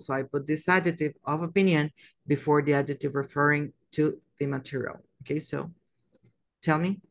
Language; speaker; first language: English; non-native, fluent; Spanish